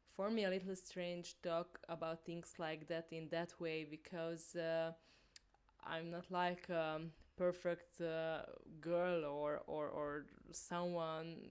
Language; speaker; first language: English; non-native, learner; Hungarian